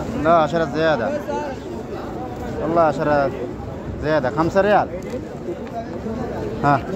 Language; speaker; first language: Arabic; non-native, learner; Bangla